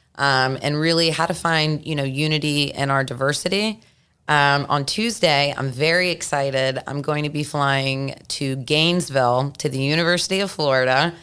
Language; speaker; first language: English; native; English